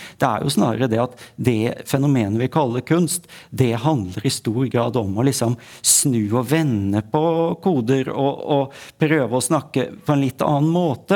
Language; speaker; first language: Norwegian; native; Norwegian